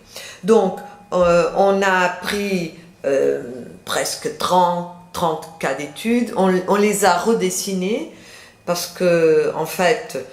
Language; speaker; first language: French; non-native, fluent; Portuguese